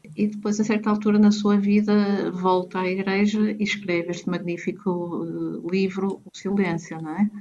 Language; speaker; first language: Portuguese; native; Portuguese